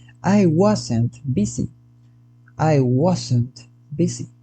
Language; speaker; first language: English; non-native, fluent; Spanish